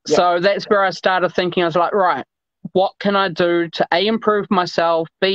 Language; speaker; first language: English; native; English